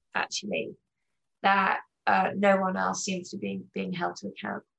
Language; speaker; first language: English; native; English